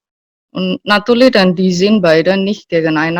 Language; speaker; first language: German; non-native, learner; Indonesian